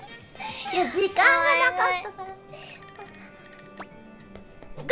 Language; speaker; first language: Japanese; native; Japanese